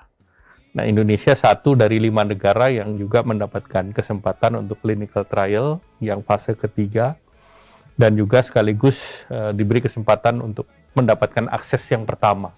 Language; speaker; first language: Indonesian; native; Indonesian